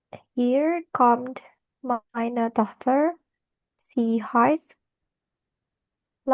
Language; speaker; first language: German; non-native, learner; Indonesian